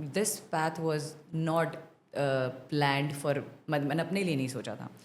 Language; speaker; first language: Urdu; non-native, local second language; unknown